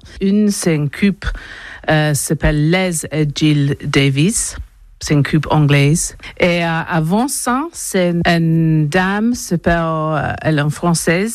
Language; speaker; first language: French; non-native, learner; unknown